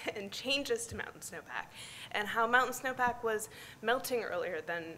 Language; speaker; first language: English; native; English